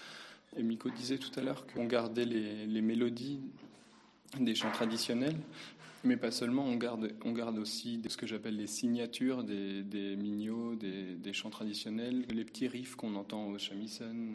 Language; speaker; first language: French; native; French